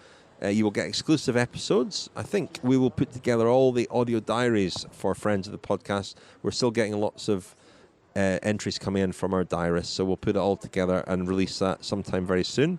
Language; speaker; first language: English; native; English